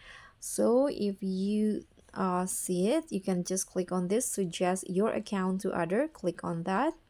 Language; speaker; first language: English; non-native, fluent; Indonesian